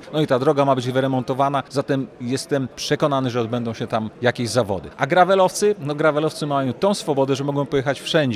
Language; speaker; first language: Polish; native; Polish